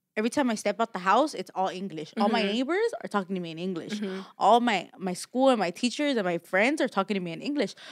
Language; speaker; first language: English; early bilingual, other home language; Spanish